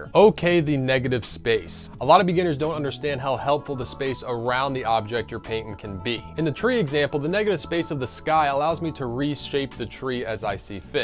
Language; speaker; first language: English; native; English